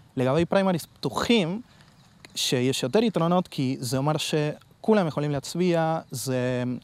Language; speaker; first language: Hebrew; non-native, fluent; Spanish